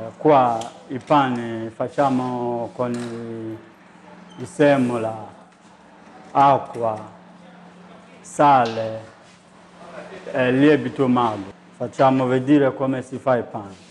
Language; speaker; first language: Italian; non-native, learner; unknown